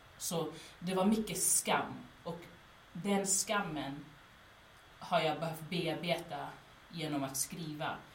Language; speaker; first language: Swedish; native; Swedish